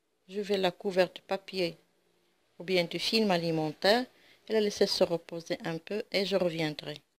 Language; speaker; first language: French; non-native, local second language; Arabic